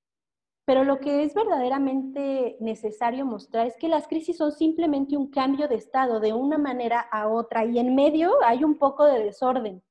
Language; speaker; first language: Spanish; native; Spanish